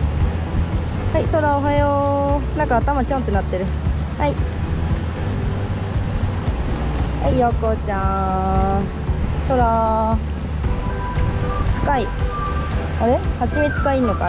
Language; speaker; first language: Japanese; native; Japanese